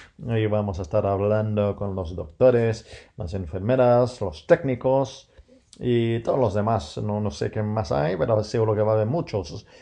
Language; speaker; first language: Spanish; non-native, fluent; English